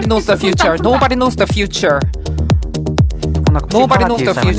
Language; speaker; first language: English; non-native, learner; Korean